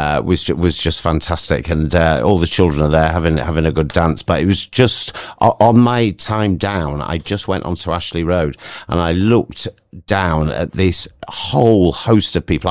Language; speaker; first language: English; native; English